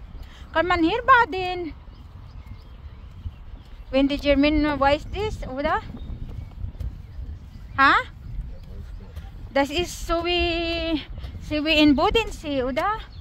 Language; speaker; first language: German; non-native, learner; Filipino